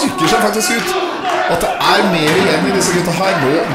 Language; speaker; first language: Norwegian; native; Norwegian